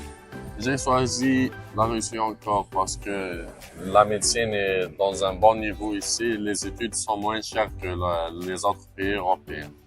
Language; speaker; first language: French; non-native, local second language; Arabic